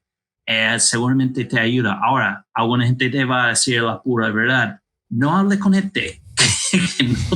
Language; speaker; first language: Spanish; non-native, fluent; English